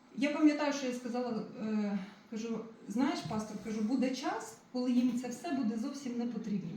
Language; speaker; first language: Ukrainian; non-native, local second language; Russian